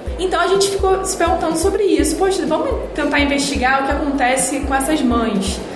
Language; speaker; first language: Portuguese; native; Portuguese